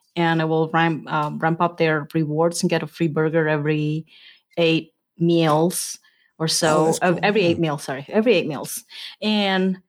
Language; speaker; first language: English; non-native, fluent; Indonesian